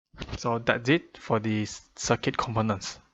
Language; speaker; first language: English; non-native, fluent; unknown